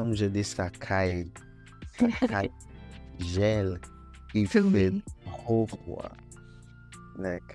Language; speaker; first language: French; non-native, fluent; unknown